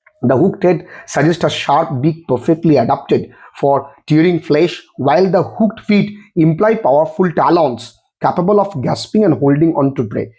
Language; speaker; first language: English; non-native, local second language; Bangla